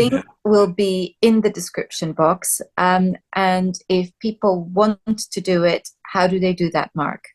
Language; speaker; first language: English; native; English